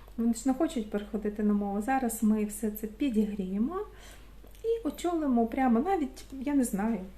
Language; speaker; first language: Ukrainian; non-native, local second language; Russian